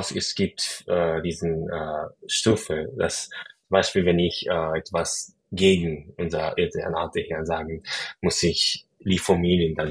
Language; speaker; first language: German; non-native, fluent; Japanese